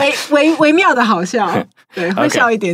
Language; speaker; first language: Chinese; native; Chinese